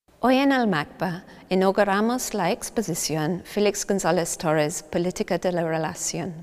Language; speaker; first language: Spanish; non-native, learner; English